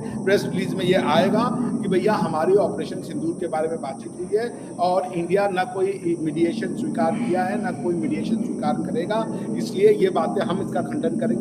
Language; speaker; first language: Hindi; native; Hindi